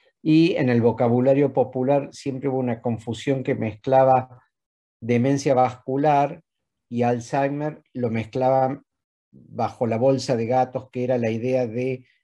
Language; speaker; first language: Spanish; native; Spanish